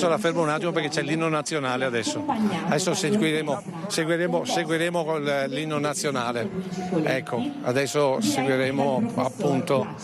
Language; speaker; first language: Italian; native; Italian